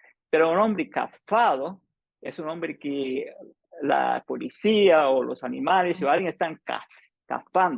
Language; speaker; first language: Spanish; non-native, fluent; English